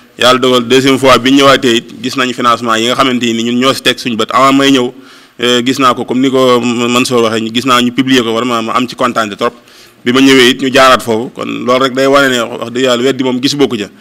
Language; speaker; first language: Wolof; native; Wolof